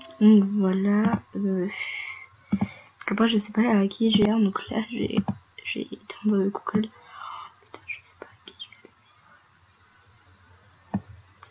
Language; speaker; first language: French; native; French